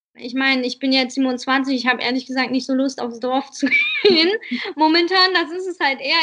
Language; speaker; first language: German; native; German